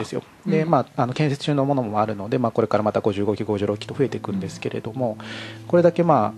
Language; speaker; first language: Japanese; native; Japanese